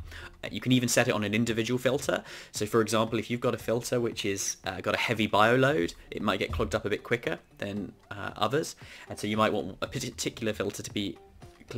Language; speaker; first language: English; native; English